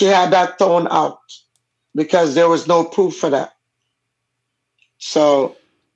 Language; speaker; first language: English; non-native, local second language; Jamaican Creole English